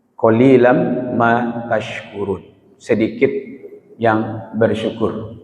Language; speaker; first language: Malay; non-native, local second language; Minangkabau